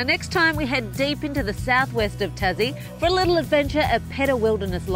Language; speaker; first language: English; native; English